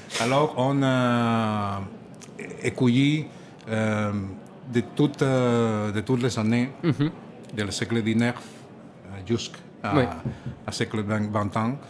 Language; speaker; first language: French; non-native, learner; Catalan